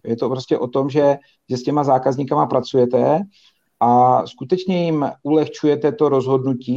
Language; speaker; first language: Czech; native; Czech